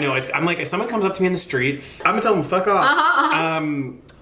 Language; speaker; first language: English; native; English